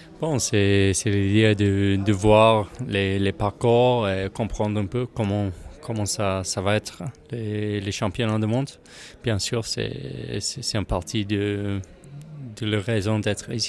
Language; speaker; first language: French; non-native, learner; English